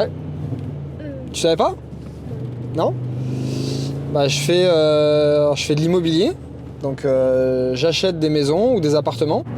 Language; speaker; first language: French; native; French